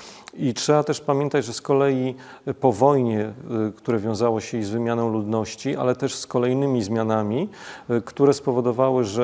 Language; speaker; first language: Polish; native; Polish